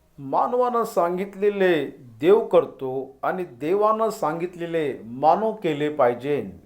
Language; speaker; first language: Marathi; non-native, local second language; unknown